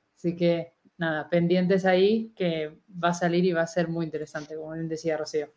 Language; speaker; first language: Spanish; native; Spanish